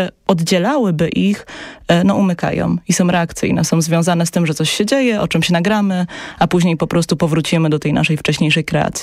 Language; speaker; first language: Polish; native; Polish